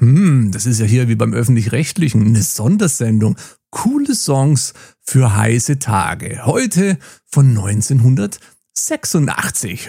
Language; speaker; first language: German; native; German